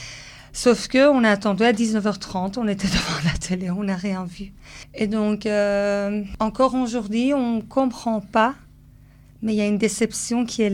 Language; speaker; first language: French; early bilingual, other home language; Persian